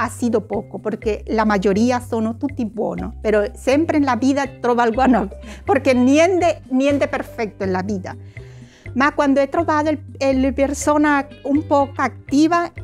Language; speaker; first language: Italian; non-native, learner; Spanish